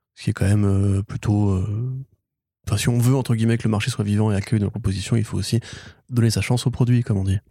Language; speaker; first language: French; native; French